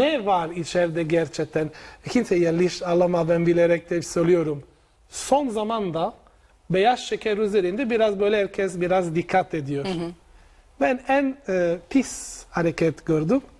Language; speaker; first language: Turkish; non-native, learner; Italian